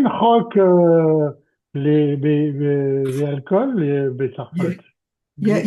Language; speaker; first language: Hebrew; non-native, learner; French